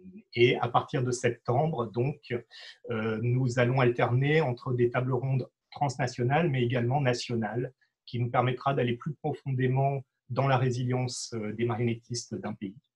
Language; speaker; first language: French; native; French